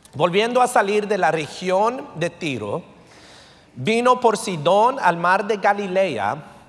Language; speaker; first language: Spanish; early bilingual, heritage; Spanish